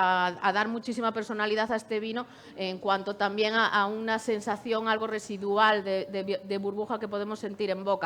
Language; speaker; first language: Spanish; native; Spanish